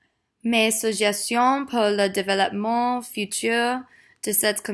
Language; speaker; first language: French; non-native, learner; English